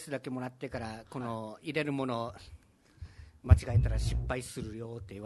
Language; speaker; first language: Japanese; native; Japanese